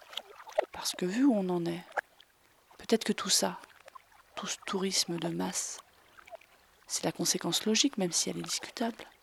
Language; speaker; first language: French; native; French